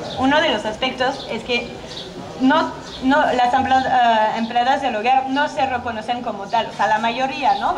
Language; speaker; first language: Spanish; non-native, fluent; French